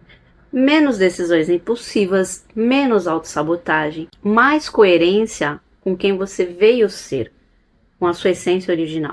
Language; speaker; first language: Portuguese; native; Portuguese